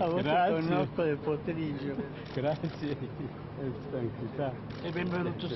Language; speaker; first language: Italian; non-native, fluent; Korean